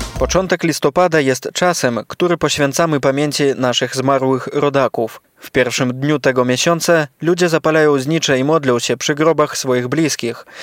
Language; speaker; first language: Polish; non-native, local second language; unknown